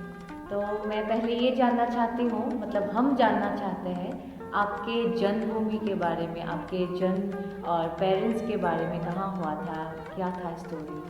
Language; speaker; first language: Hindi; non-native, local second language; Assamese